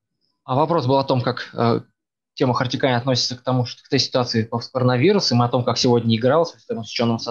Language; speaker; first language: Russian; native; Russian